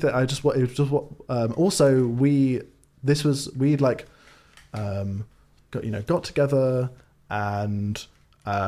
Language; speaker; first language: English; native; English